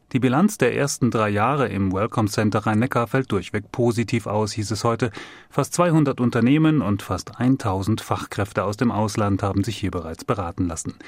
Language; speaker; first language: German; native; German